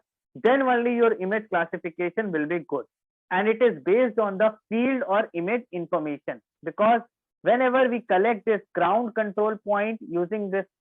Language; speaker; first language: English; non-native, local second language; Hindi